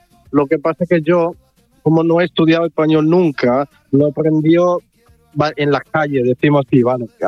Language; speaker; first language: Spanish; non-native, fluent; Italian